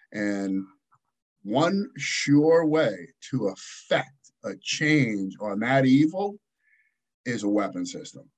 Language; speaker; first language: English; native; English